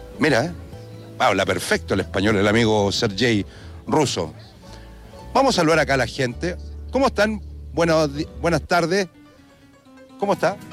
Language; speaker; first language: Spanish; native; Spanish